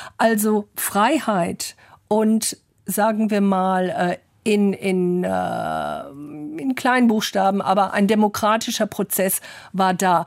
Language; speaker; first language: German; early bilingual, other home language; English